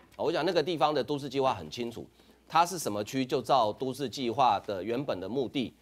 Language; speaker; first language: Chinese; non-native, local second language; Hakka Chinese